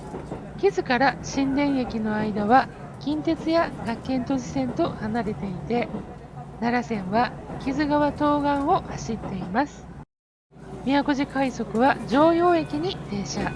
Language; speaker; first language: Japanese; native; Japanese